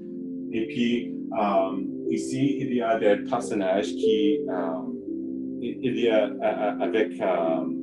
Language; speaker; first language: French; non-native, learner; English